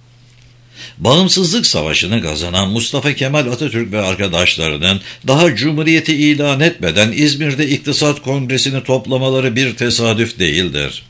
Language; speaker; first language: Turkish; native; Turkish